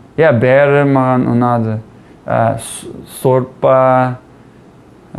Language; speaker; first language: Kazakh; non-native, learner; English